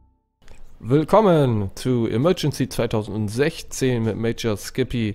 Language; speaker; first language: German; native; German